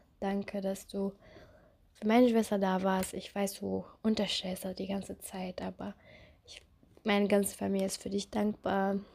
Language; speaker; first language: German; non-native, fluent; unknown